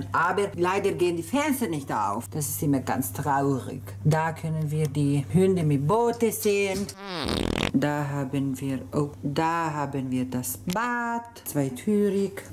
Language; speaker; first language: German; early bilingual, other home language; Spanish